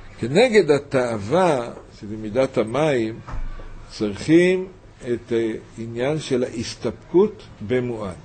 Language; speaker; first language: Hebrew; native; Hebrew